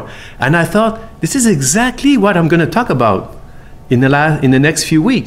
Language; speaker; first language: English; non-native, fluent; French